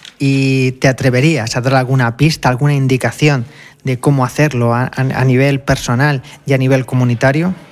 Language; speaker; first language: Spanish; native; Spanish